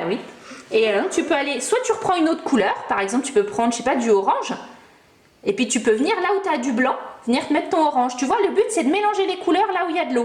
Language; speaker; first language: French; native; French